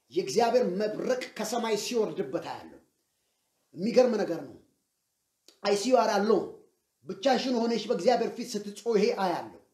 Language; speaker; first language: Amharic; native; Amharic